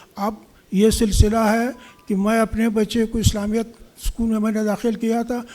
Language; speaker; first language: Urdu; non-native, local second language; Pashto